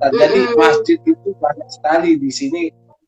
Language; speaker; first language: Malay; non-native, local second language; Sasak